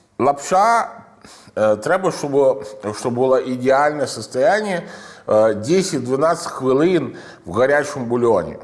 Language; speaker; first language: Ukrainian; non-native, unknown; Italian